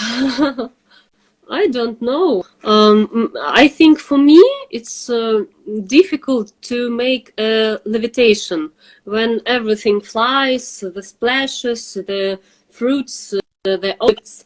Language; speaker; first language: English; non-native, fluent; Russian